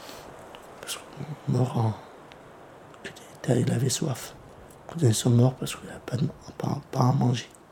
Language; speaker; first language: French; early bilingual, other home language; Kurdish